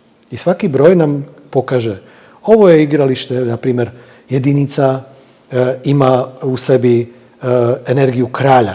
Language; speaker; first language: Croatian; non-native, fluent; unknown